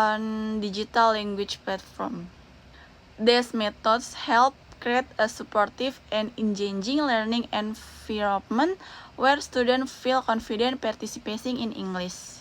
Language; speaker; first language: English; non-native, learner; Indonesian